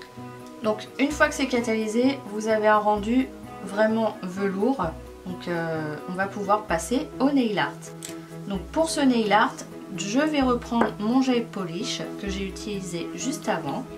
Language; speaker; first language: French; native; French